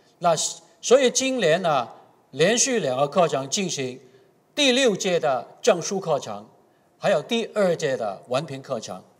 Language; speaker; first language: Chinese; non-native, local second language; Cantonese